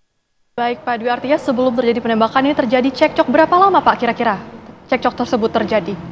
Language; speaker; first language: Indonesian; native; Indonesian